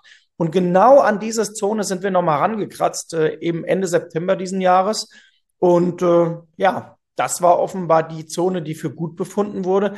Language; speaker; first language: German; native; German